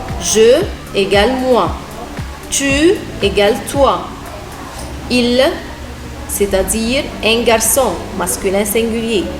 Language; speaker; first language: French; non-native, fluent; Arabic